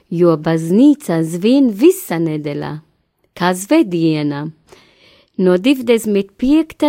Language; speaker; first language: Latvian; non-native, learner; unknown